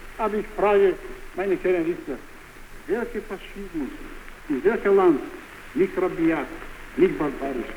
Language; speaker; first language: German; non-native, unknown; Bulgarian